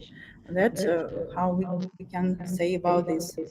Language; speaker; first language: English; non-native, fluent; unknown